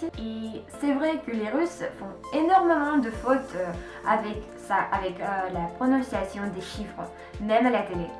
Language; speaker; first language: French; non-native, learner; Russian